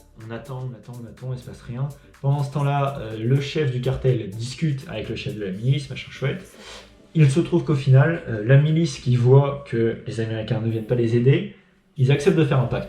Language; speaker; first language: French; native; French